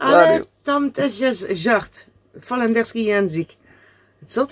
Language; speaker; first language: Polish; non-native, learner; Dutch